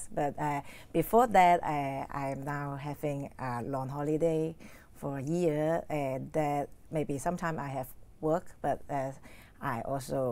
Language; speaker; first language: English; non-native, learner; Cantonese